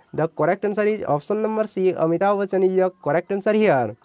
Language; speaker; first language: Hindi; non-native, local second language; Odia